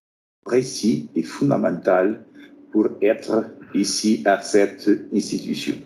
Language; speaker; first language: French; non-native, fluent; Portuguese